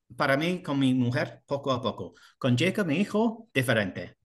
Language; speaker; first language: Spanish; non-native, learner; English